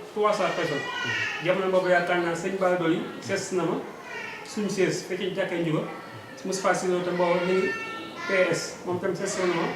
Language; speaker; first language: Wolof; native; Wolof